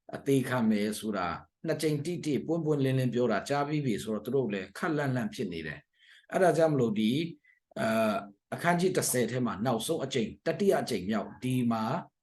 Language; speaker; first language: Burmese; non-native, local second language; Tedim Chin